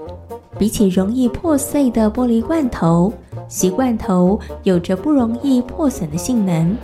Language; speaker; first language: Chinese; native; Chinese